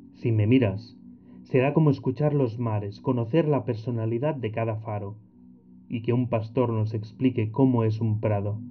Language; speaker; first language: Spanish; non-native, local second language; Catalan